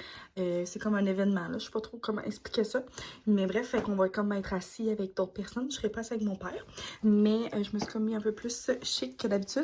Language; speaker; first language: French; native; French